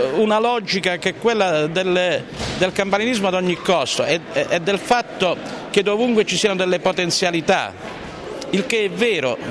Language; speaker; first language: Italian; native; Italian